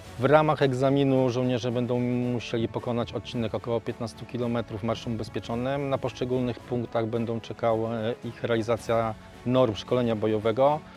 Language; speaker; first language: Polish; native; Polish